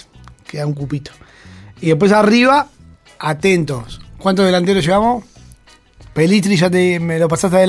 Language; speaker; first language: Spanish; native; Spanish